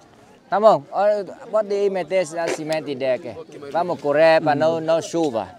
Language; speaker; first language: Portuguese; non-native, learner; Vietnamese